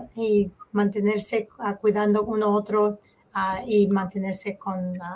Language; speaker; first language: Spanish; early bilingual, heritage; Spanish